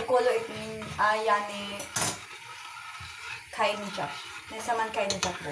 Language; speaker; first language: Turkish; non-native, learner; Filipino